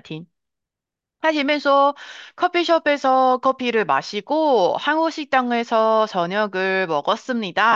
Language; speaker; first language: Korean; non-native, fluent; Chinese